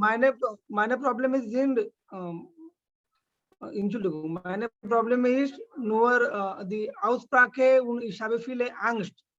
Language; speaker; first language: German; non-native, learner; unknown